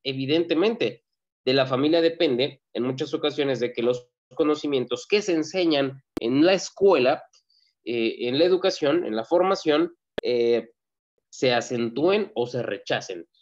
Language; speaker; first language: Spanish; native; Spanish